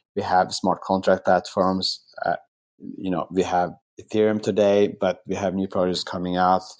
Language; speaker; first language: English; non-native, fluent; Swedish